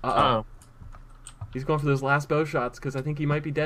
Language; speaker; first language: English; native; English